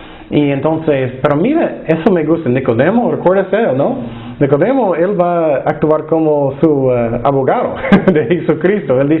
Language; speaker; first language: Spanish; non-native, fluent; English